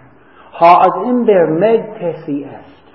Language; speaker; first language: Hungarian; non-native, fluent; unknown